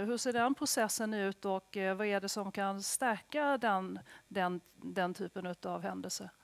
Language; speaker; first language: Swedish; native; Swedish